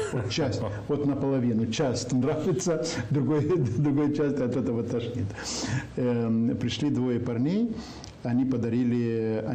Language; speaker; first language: Russian; non-native, local second language; Romanian